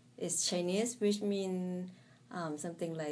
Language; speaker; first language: English; non-native, fluent; Thai